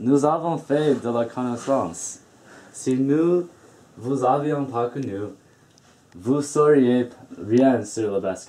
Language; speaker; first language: French; non-native, learner; English